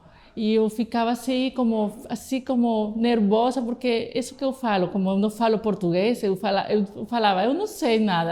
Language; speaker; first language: Portuguese; non-native, fluent; Spanish